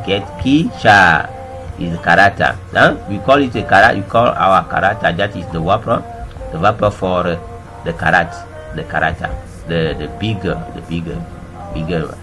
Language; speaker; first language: English; non-native, learner; French